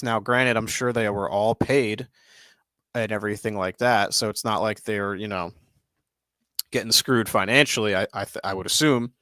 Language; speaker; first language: English; native; English